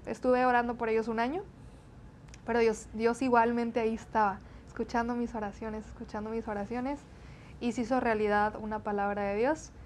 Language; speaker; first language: Spanish; native; Spanish